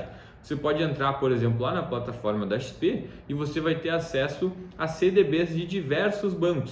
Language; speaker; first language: Portuguese; native; Portuguese